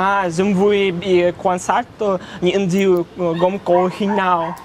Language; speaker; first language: Vietnamese; non-native, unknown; Russian